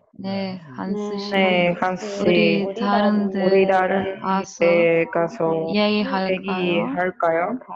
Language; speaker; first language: Korean; non-native, learner; Spanish